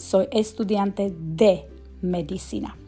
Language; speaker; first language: Spanish; non-native, fluent; Slovak